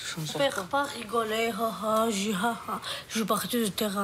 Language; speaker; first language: French; non-native, learner; Romanian